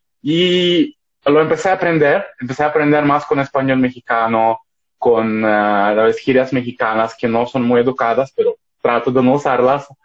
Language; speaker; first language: Spanish; non-native, fluent; Russian